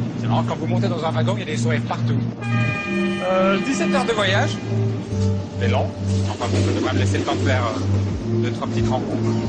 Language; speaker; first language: French; native; French